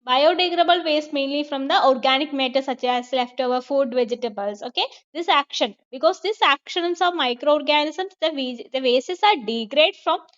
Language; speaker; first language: English; non-native, local second language; Malayalam